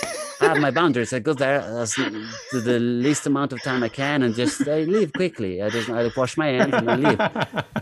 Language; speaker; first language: English; non-native, fluent; Italian